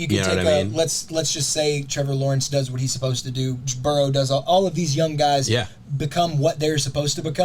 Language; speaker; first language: English; native; English